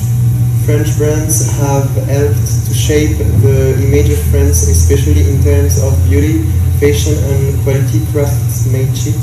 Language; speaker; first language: English; non-native, learner; French